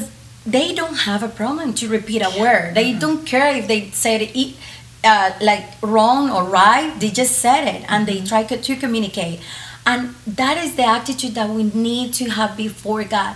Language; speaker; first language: English; non-native, fluent; Spanish